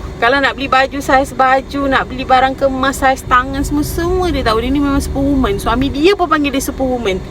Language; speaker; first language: Malay; native; Malay